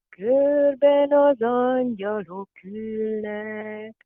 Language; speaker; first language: French; non-native, fluent; Hungarian